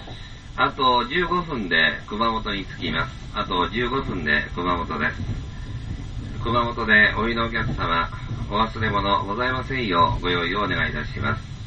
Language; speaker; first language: Japanese; native; Japanese